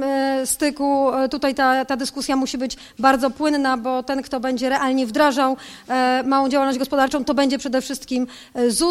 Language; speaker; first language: Polish; native; Polish